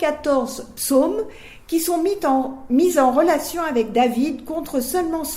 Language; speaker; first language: French; native; French